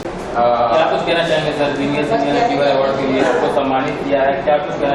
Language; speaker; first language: Hindi; native; Hindi